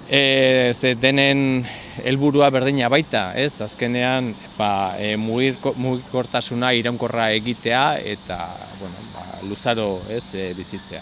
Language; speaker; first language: Basque; native; Basque